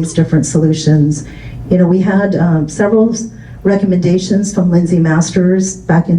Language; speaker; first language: English; early bilingual, other home language; Cantonese